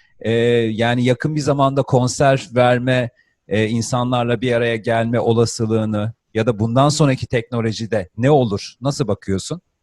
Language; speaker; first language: Turkish; native; Turkish